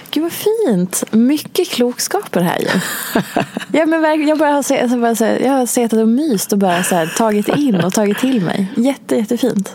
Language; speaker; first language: Swedish; native; Swedish